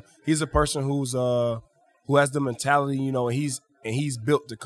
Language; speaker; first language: English; native; English